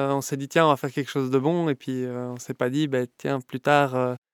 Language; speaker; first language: French; native; French